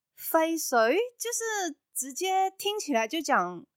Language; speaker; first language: Chinese; non-native, local second language; Cantonese